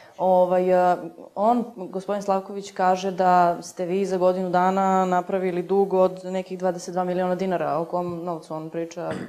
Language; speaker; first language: Serbian; native; Serbian